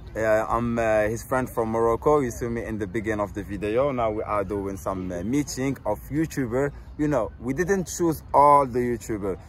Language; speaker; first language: English; non-native, learner; Arabic